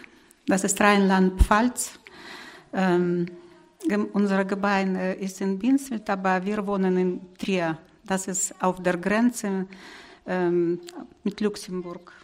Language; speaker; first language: German; non-native, fluent; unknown